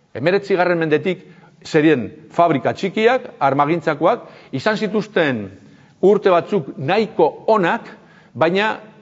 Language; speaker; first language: Basque; native; Basque